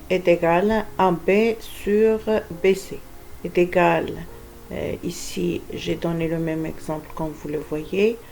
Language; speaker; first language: French; non-native, local second language; Arabic